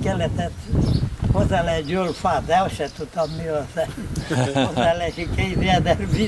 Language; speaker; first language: Hungarian; non-native, local second language; Romanian